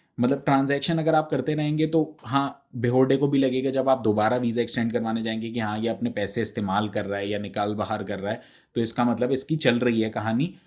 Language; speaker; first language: Urdu; native; Urdu